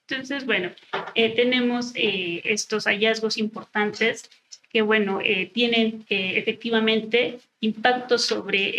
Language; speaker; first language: Spanish; native; Spanish